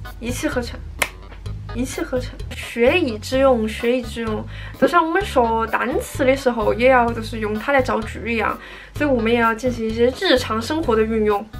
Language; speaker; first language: Chinese; native; Chinese